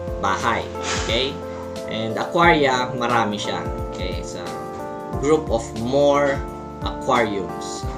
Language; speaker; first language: Filipino; non-native, local second language; Bikol